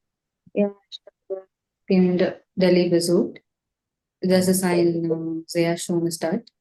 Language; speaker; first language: German; non-native, learner; Tamil